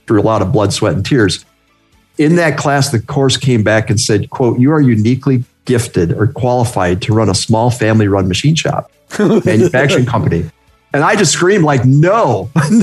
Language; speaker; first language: English; native; English